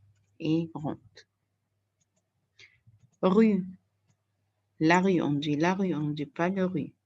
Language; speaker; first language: French; non-native, fluent; Arabic